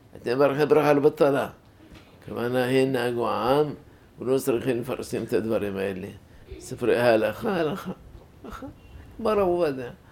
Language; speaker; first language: Hebrew; non-native, fluent; Arabic